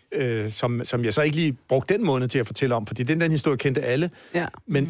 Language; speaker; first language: Danish; native; Danish